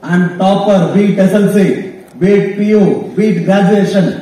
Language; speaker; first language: English; non-native, local second language; Kannada